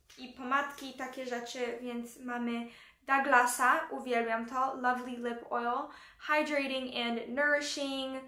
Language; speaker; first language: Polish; early bilingual, heritage; Polish